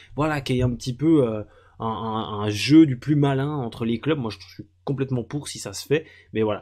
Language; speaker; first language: French; native; French